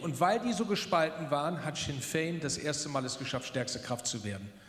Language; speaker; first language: German; native; German